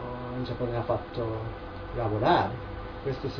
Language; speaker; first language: Italian; non-native, learner; Japanese